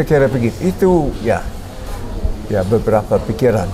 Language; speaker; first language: Indonesian; non-native, fluent; English